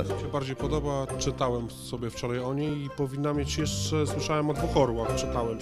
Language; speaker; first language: Polish; native; Polish